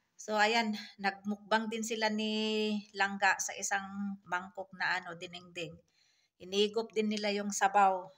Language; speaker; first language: Filipino; non-native, local second language; Iloko